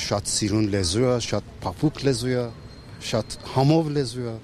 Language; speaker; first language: Armenian; non-native, fluent; Persian